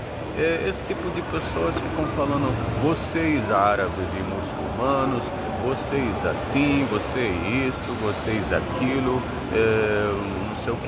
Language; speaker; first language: Portuguese; non-native, fluent; Arabic